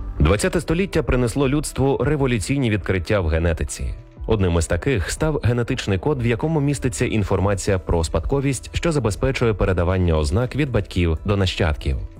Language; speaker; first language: Ukrainian; native; Ukrainian